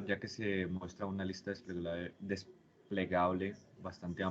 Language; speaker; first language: Spanish; native; Spanish